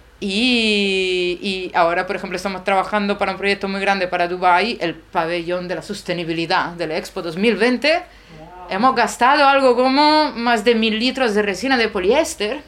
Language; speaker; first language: Spanish; non-native, fluent; Italian